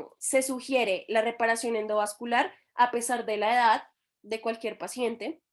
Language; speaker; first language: Spanish; native; Spanish